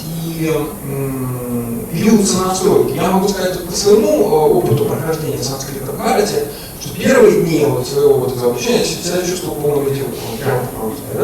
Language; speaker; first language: Russian; native; Russian